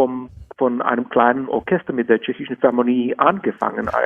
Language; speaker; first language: German; non-native, fluent; Czech